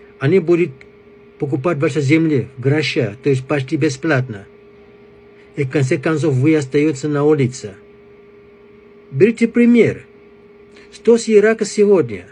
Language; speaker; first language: Russian; non-native, fluent; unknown